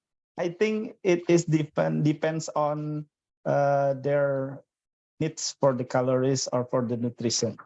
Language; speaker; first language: English; non-native, fluent; Indonesian